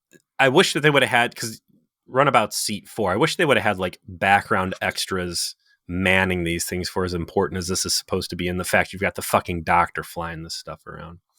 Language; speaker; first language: English; native; English